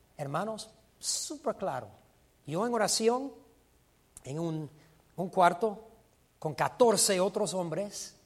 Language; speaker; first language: Spanish; non-native, fluent; English